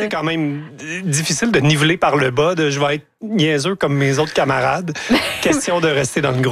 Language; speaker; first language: French; native; French